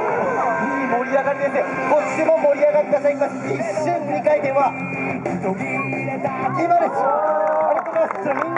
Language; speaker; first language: Japanese; native; Japanese